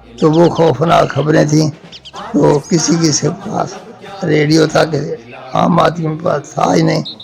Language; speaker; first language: Urdu; non-native, local second language; Punjabi